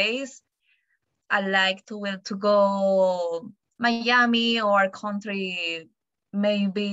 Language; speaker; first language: English; non-native, learner; Spanish